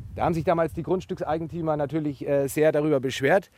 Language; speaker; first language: German; native; German